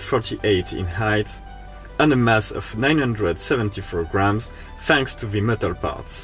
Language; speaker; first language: English; non-native, fluent; French